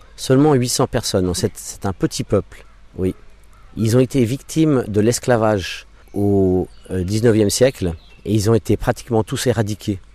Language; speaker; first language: French; non-native, local second language; English